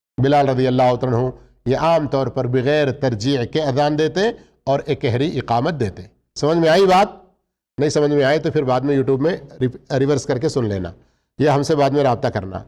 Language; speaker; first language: Urdu; native; Urdu